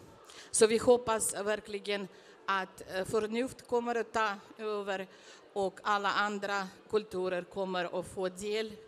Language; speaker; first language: Swedish; non-native, fluent; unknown